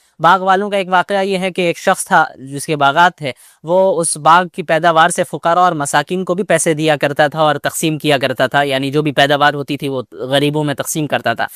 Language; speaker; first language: Urdu; native; Urdu